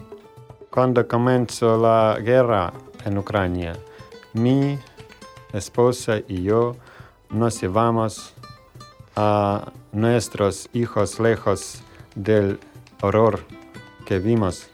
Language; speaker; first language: Spanish; non-native, learner; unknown